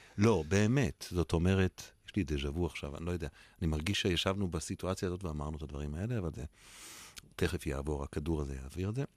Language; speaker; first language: Hebrew; native; Hebrew